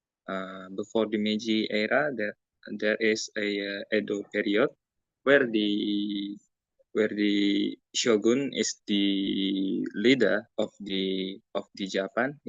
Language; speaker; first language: English; non-native, learner; Indonesian